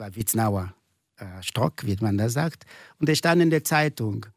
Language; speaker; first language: German; non-native, fluent; Igbo